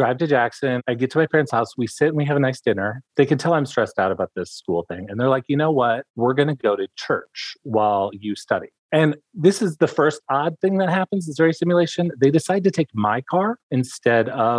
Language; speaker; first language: English; native; English